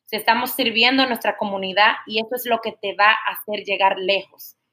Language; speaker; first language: Spanish; native; Spanish